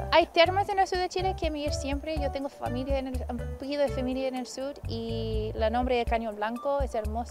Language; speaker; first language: Spanish; non-native, learner; English